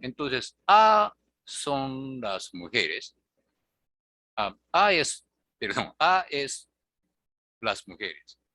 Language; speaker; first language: Spanish; non-native, fluent; Japanese